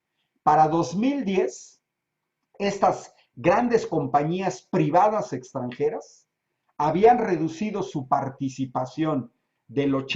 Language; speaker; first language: Spanish; native; Spanish